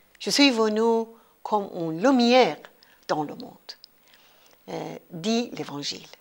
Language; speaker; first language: French; non-native, fluent; Persian